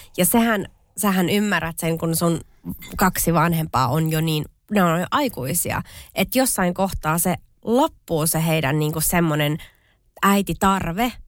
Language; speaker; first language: Finnish; native; Finnish